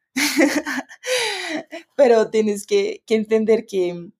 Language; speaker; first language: Spanish; native; Spanish